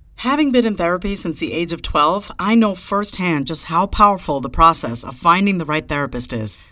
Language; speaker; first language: English; early bilingual, other home language; Hindi